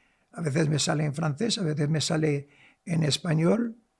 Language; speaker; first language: Spanish; non-native, local second language; Arabic